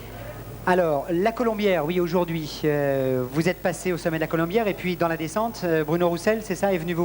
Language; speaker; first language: French; native; French